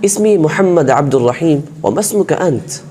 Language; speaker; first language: Arabic; non-native, learner; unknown